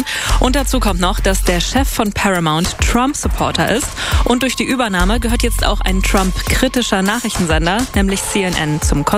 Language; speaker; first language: German; native; German